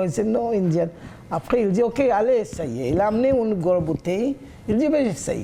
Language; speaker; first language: French; non-native, learner; Bangla